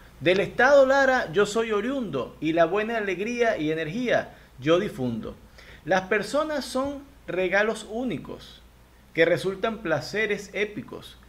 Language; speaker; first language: Spanish; native; Spanish